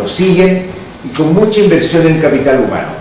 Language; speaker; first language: Spanish; native; Spanish